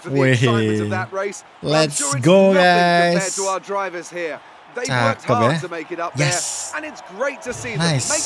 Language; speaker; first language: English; non-native, fluent; Indonesian